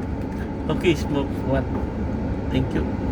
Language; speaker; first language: English; non-native, local second language; Arabic